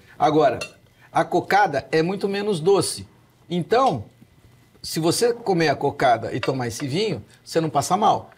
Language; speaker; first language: Portuguese; native; Portuguese